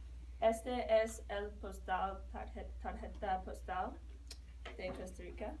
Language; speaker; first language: Spanish; non-native, learner; English